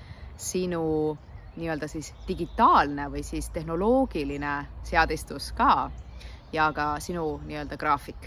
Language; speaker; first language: Estonian; native; Estonian